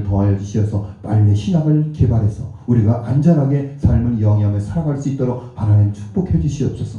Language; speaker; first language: Korean; native; Korean